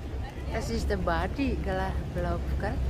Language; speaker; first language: German; non-native, learner; Indonesian